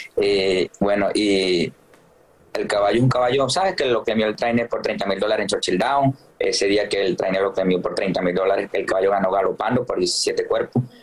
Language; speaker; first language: Spanish; native; Spanish